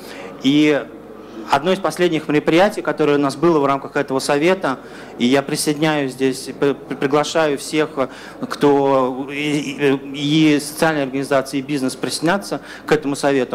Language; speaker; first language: Russian; native; Russian